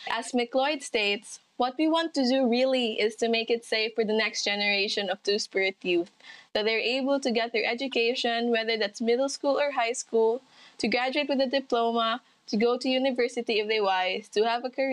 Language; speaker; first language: English; non-native, local second language; Cebuano